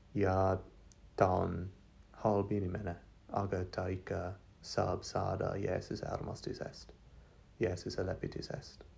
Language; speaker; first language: Estonian; non-native, learner; English